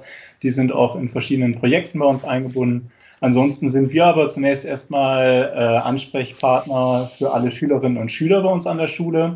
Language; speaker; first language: German; native; German